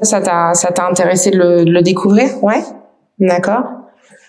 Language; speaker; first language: French; native; French